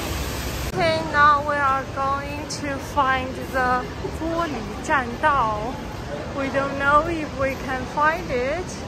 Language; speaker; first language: English; non-native, learner; Chinese